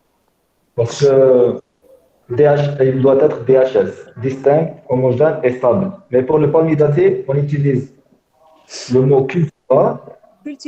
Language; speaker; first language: French; non-native, local second language; Arabic